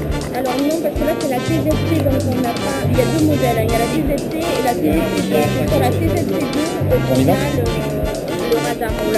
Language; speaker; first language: French; native; French